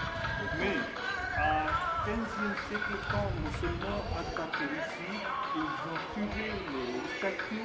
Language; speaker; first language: French; non-native, learner; Hindi